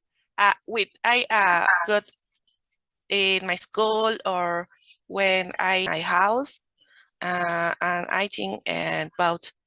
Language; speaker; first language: English; non-native, learner; Spanish